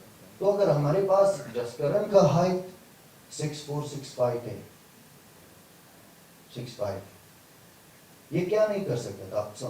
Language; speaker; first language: Hindi; non-native, fluent; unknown